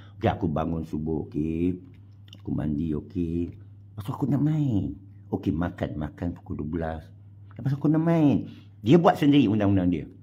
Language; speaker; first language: Malay; non-native, local second language; Chinese